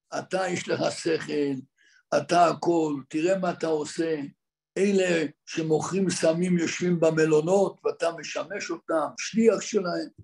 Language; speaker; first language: Hebrew; native; Hebrew